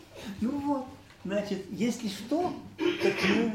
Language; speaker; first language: Russian; early bilingual, heritage; Russian